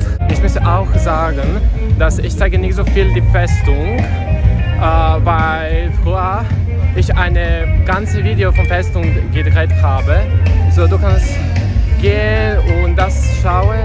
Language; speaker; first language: German; non-native, learner; Serbian